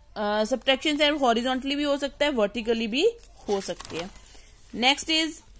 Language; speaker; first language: Hindi; native; Hindi